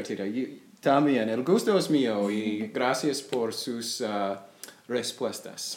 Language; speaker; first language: Spanish; non-native, learner; English